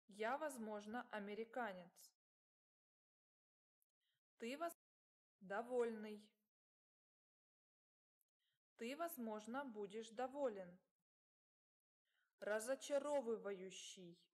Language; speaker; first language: Russian; non-native, learner; English